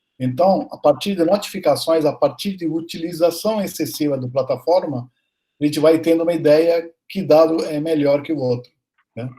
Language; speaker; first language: Portuguese; non-native, fluent; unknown